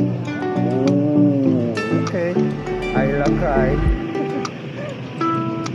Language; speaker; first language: English; non-native, learner; Korean